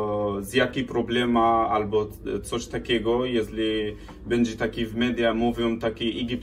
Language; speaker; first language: Polish; non-native, learner; Arabic